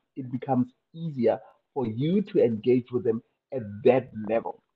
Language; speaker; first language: English; non-native, local second language; Tswana